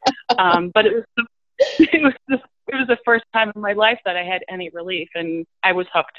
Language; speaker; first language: English; native; English